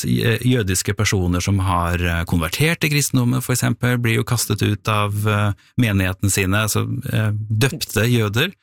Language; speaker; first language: Norwegian; native; Norwegian